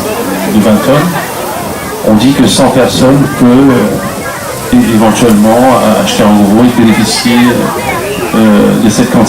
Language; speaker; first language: French; native; French